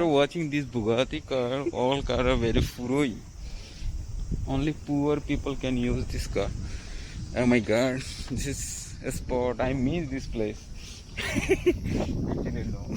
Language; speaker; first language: English; non-native, learner; Bangla